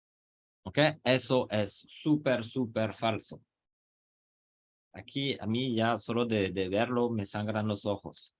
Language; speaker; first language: Spanish; non-native, fluent; French